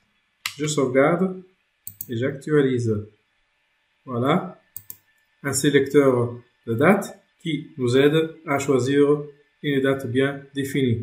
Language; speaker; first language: French; non-native, local second language; Arabic